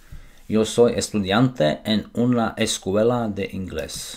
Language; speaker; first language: Spanish; non-native, learner; Slovak